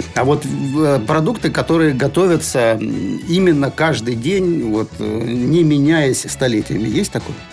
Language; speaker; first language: Russian; native; Russian